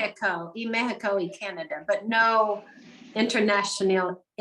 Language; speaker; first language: Spanish; non-native, learner; English